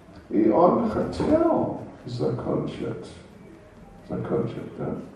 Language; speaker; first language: Russian; non-native, learner; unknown